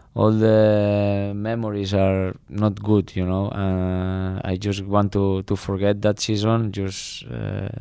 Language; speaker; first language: English; non-native, fluent; Spanish